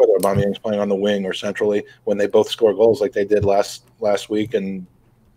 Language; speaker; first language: English; native; English